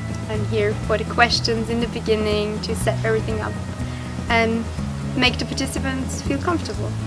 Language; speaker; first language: English; non-native, fluent; German